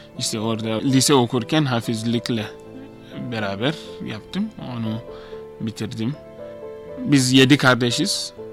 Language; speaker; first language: Turkish; non-native, fluent; Hausa